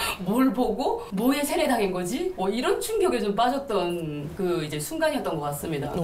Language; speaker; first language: Korean; native; Korean